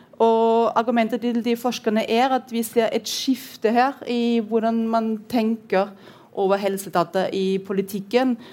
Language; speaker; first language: Norwegian; non-native, fluent; German